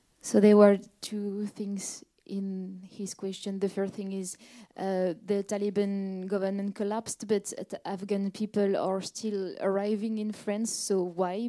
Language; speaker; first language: English; non-native, fluent; French